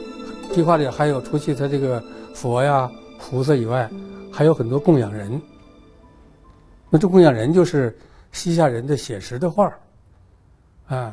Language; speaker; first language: Chinese; native; Chinese